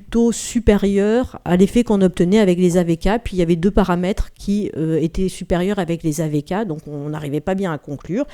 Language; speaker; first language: French; native; French